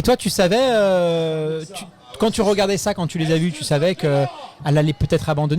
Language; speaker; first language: French; native; French